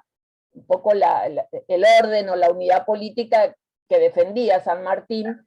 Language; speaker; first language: Spanish; native; Spanish